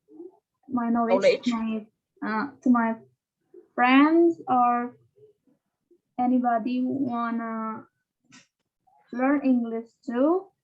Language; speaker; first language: English; non-native, learner; Indonesian